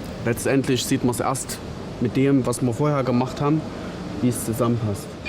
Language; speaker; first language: German; native; German